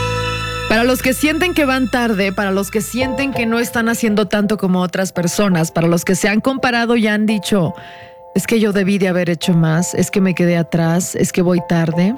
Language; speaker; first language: Spanish; native; Spanish